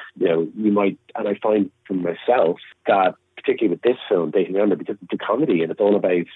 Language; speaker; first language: English; native; English